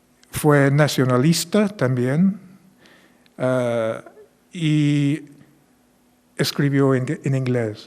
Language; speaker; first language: Spanish; non-native, fluent; English